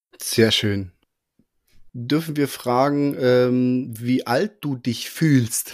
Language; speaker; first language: German; native; German